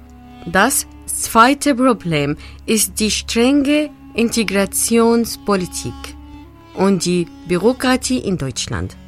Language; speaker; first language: German; non-native, fluent; Arabic